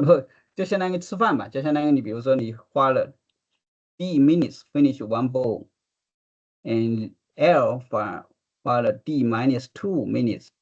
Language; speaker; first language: Chinese; native; Chinese